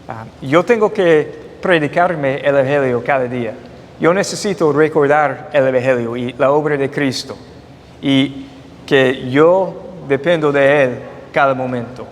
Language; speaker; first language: Spanish; non-native, fluent; English